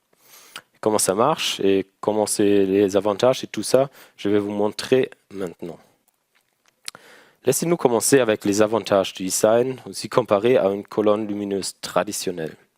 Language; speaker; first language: French; non-native, learner; German